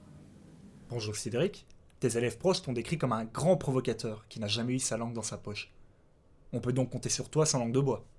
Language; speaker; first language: French; native; French